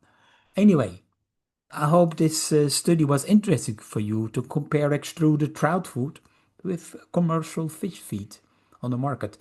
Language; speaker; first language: English; non-native, fluent; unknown